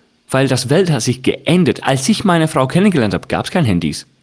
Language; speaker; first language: German; non-native, fluent; English